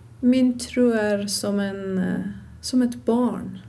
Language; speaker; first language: Swedish; non-native, learner; Persian